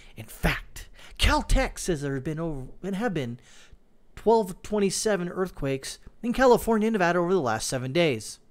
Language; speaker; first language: English; native; English